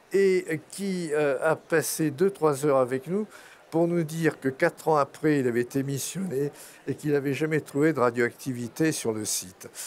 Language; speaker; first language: French; native; French